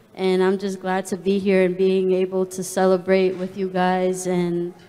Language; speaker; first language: English; early bilingual, other home language; Spanish